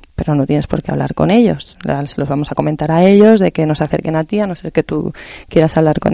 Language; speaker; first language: Spanish; native; Spanish